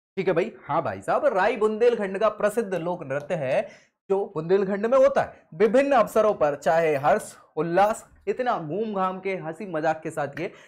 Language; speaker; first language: Hindi; native; Hindi